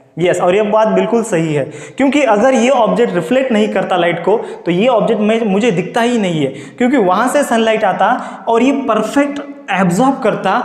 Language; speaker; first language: Hindi; non-native, local second language; Marathi